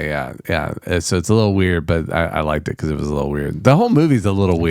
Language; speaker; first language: English; native; English